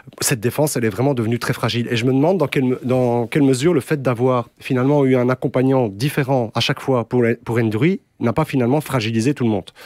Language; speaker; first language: French; native; French